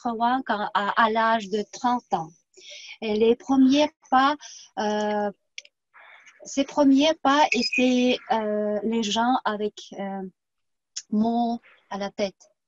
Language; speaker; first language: French; non-native, fluent; Tuvinian